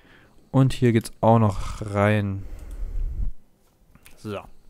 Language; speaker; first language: German; native; German